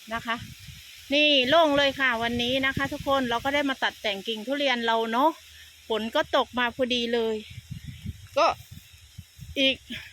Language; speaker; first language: Thai; native; Thai